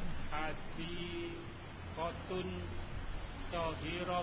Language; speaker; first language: Arabic; non-native, learner; Indonesian